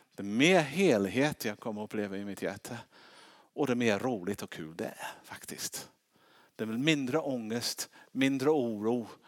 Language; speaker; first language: Swedish; non-native, fluent; English